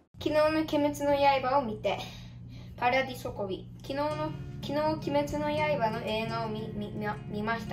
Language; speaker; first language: Japanese; early bilingual, heritage; Japanese